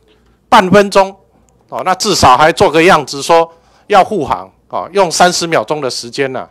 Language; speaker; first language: Chinese; native; Chinese